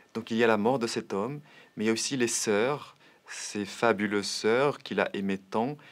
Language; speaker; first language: French; non-native, local second language; Arabic